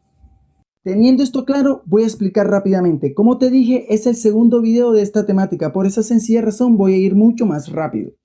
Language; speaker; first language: Spanish; native; Spanish